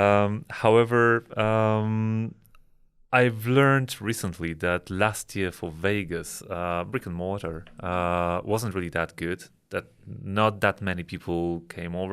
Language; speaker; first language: English; non-native, fluent; Polish